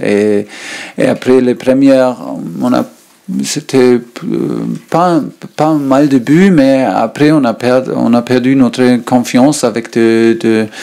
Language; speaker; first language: French; non-native, learner; German